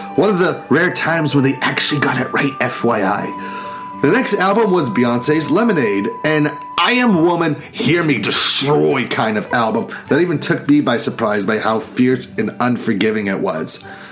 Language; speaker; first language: English; native; English